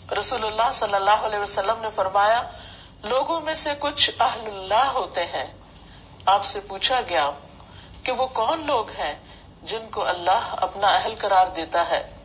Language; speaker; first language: Urdu; native; Urdu